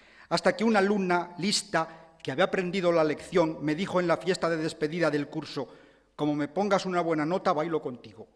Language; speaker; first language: Spanish; native; Spanish